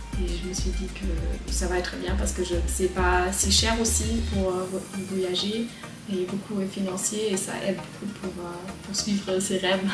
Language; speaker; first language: French; non-native, fluent; German